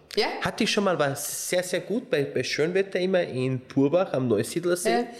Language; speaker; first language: German; non-native, fluent; Slovenian